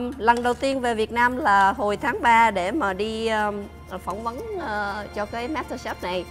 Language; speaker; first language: Vietnamese; early bilingual, heritage; Vietnamese